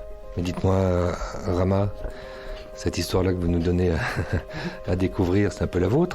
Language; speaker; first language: French; native; French